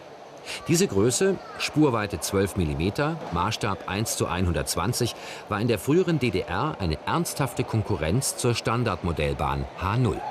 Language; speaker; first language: German; native; German